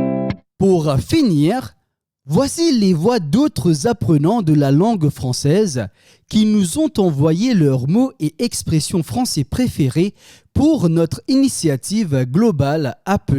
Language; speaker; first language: French; native; French